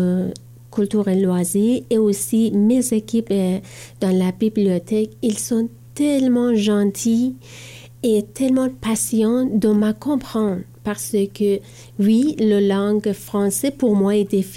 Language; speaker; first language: French; non-native, learner; Persian